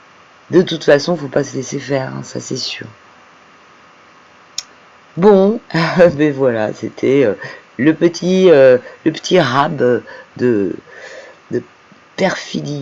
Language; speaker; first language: French; native; French